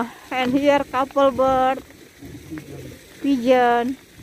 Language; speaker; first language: English; non-native, learner; Indonesian